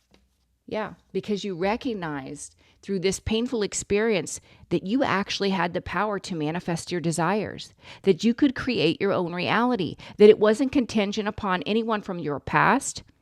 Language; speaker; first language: English; native; English